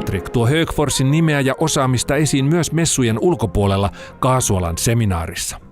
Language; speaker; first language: Finnish; native; Finnish